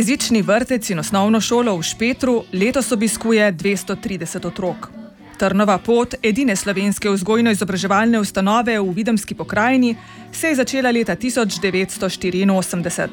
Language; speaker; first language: Slovenian; native; Slovenian